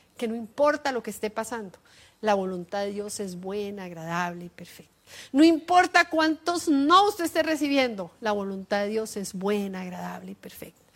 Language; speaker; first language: Spanish; native; Spanish